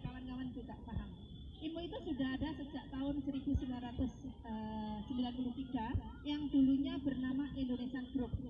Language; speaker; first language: Indonesian; native; Indonesian